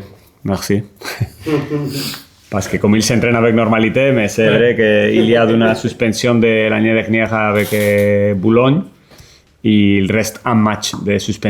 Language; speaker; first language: French; non-native, learner; Spanish